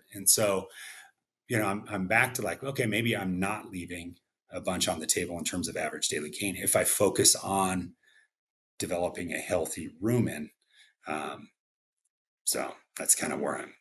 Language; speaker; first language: English; native; English